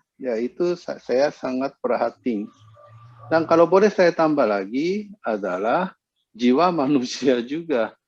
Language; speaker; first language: Indonesian; non-native, fluent; Japanese